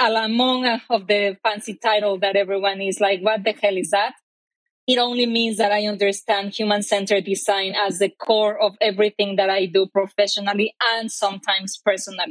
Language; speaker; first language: English; non-native, fluent; Spanish